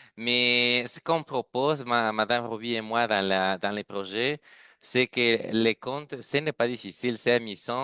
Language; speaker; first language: French; non-native, fluent; Spanish